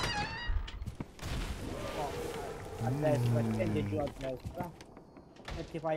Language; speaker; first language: Italian; native; Italian